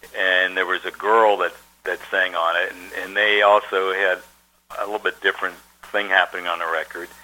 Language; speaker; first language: English; native; English